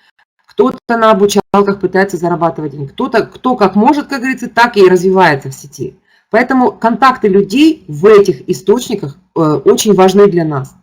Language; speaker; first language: Russian; native; Russian